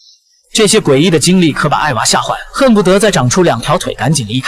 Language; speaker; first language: Chinese; native; Chinese